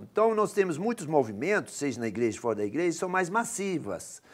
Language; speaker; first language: Portuguese; non-native, fluent; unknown